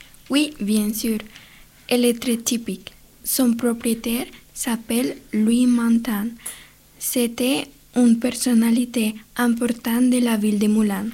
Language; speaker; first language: French; non-native, learner; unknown